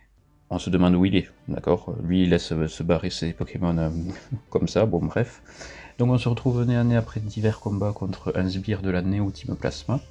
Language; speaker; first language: French; native; French